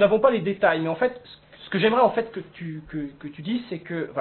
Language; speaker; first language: French; native; French